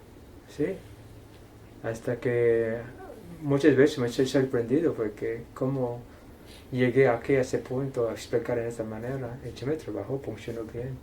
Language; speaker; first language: Spanish; non-native, fluent; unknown